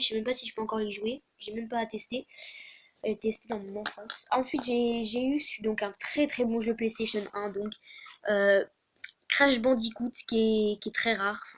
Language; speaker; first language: French; native; French